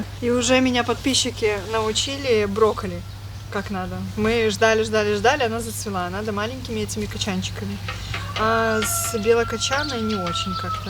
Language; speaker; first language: Russian; native; Russian